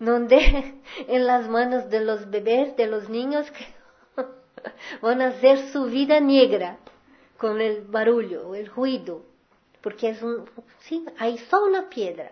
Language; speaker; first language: Spanish; non-native, fluent; Portuguese